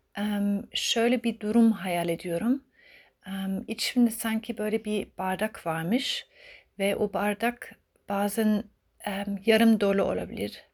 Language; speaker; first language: Turkish; early bilingual, heritage; Turkish